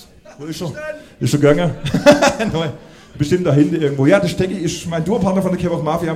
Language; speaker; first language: German; native; German